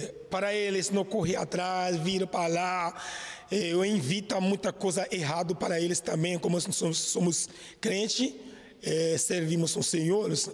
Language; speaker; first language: Portuguese; non-native, learner; Haitian Creole